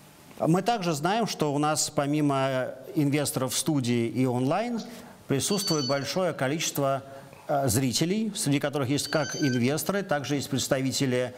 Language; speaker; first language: Russian; native; Russian